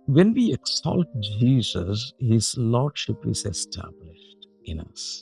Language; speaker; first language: English; non-native, local second language; Malayalam